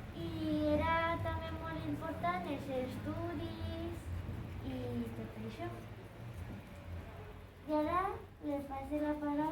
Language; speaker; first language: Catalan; non-native, local second language; Spanish